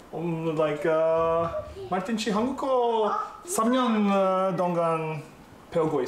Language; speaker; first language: Korean; non-native, learner; Latvian